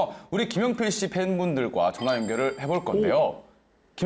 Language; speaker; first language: Korean; native; Korean